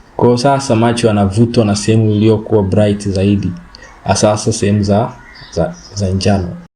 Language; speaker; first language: Swahili; native; Swahili